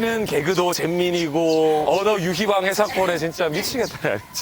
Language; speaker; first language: Korean; native; Korean